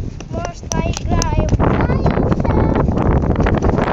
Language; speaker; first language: Russian; non-native, local second language; Kazakh